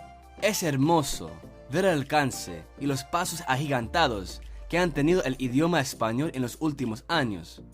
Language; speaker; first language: Spanish; non-native, fluent; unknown